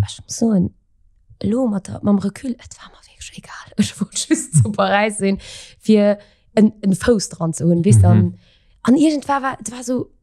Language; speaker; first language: Luxembourgish; early bilingual, other home language; Portuguese